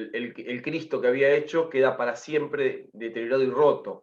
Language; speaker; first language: Spanish; native; Spanish